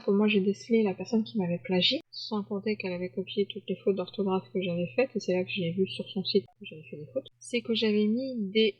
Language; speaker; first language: French; native; French